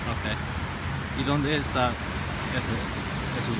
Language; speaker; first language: Spanish; non-native, fluent; English